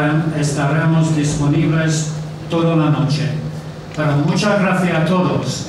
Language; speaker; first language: Spanish; non-native, fluent; English